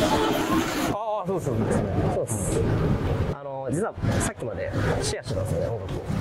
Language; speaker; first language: Japanese; native; Japanese